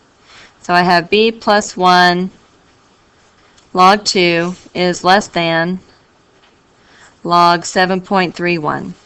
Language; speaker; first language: English; native; English